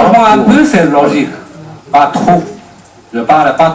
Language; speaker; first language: French; non-native, learner; Chinese